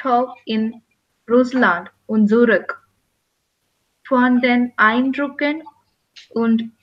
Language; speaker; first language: German; non-native, learner; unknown